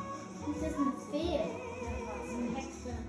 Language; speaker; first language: German; non-native, learner; Mongolian